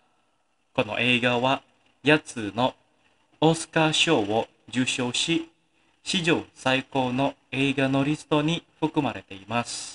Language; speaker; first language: Japanese; non-native, fluent; Indonesian